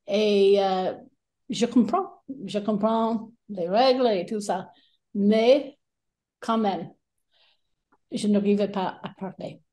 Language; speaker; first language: French; non-native, fluent; English